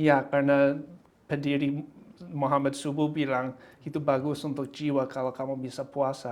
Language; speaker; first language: Indonesian; non-native, fluent; English